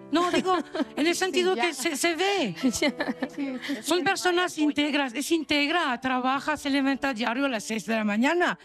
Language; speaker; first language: Spanish; non-native, fluent; French